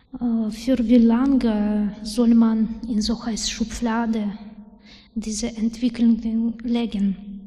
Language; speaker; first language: German; non-native, learner; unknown